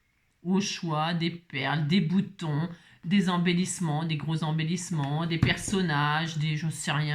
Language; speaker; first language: French; native; French